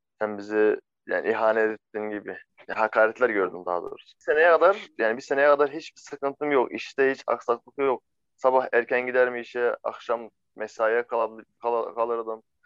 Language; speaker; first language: Turkish; non-native, fluent; Arabic